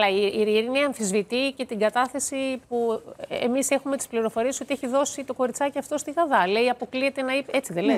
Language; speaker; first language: Greek; native; Greek